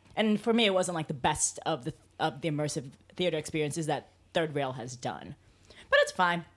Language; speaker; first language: English; native; English